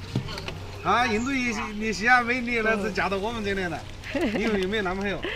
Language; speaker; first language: Chinese; native; Chinese